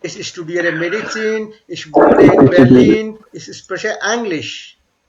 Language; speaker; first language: German; non-native, learner; Hindi